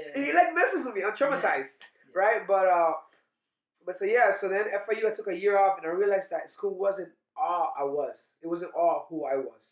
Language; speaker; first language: English; early bilingual, other home language; Spanish